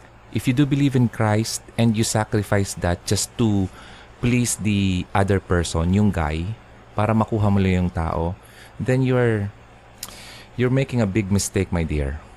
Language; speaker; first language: English; non-native, local second language; Filipino